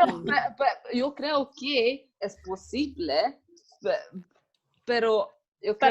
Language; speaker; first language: Spanish; non-native, learner; Hungarian